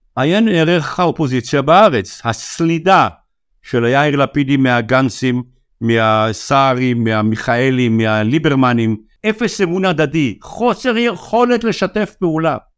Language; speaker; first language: Hebrew; native; Hebrew